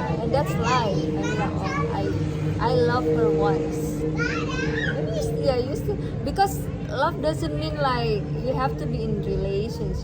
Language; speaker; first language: English; non-native, fluent; Indonesian